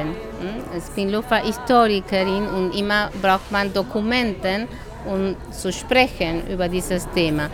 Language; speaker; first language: German; non-native, learner; Spanish